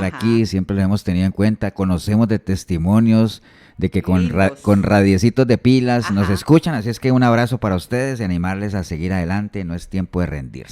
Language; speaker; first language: Spanish; native; Spanish